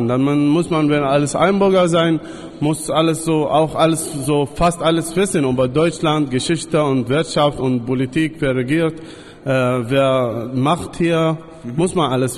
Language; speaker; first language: German; non-native, local second language; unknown